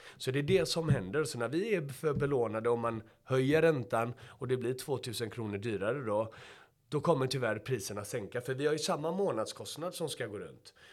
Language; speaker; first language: Swedish; early bilingual, other home language; Persian